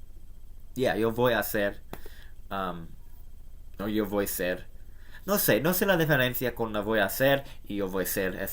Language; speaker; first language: Spanish; non-native, learner; English